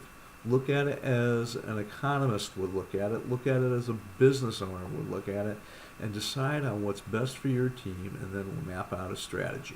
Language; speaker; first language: English; native; English